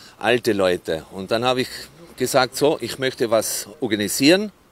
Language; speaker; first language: German; non-native, fluent; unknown